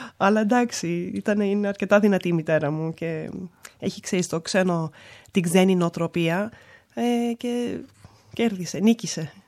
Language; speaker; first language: Greek; early bilingual, other home language; English